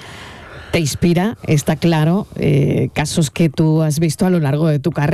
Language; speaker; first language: Spanish; native; Spanish